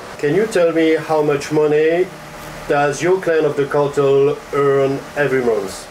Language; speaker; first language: English; non-native, fluent; French